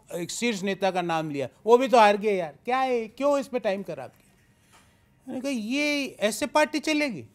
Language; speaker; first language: Hindi; native; Hindi